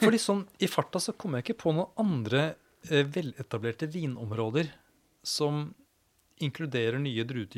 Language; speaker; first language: Norwegian; native; Norwegian